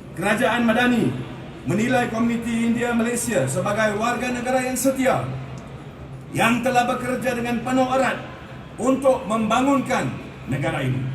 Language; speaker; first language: Malay; non-native, local second language; Punjabi